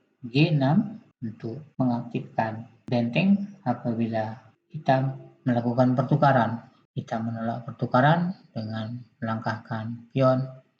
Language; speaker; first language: Indonesian; native; Indonesian